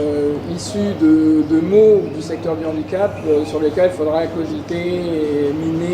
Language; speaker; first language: French; native; French